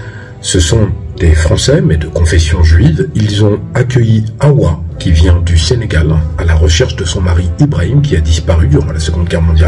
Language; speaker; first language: French; native; French